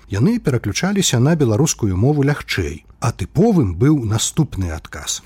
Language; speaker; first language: Belarusian; native; Belarusian